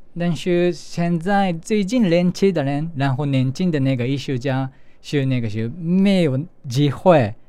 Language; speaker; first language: Chinese; non-native, learner; Japanese